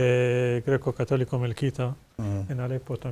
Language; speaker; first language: Spanish; non-native, fluent; Arabic